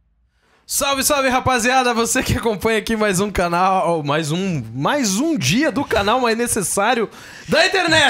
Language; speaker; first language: Portuguese; native; Portuguese